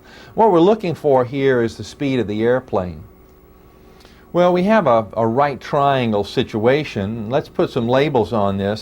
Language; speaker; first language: English; native; English